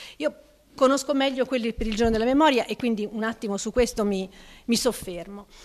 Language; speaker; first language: Italian; native; Italian